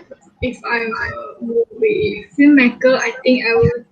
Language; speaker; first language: English; non-native, local second language; Malay